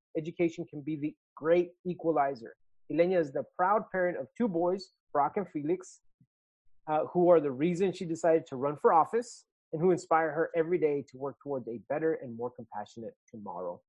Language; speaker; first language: English; early bilingual, other home language; Spanish